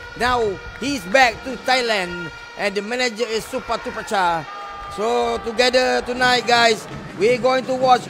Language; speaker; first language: English; non-native, local second language; Malay